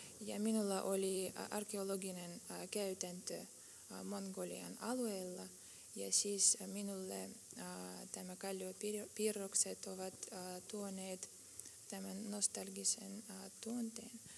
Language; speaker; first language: Finnish; non-native, fluent; Russian